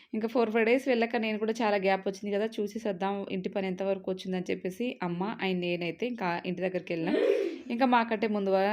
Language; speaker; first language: Telugu; native; Telugu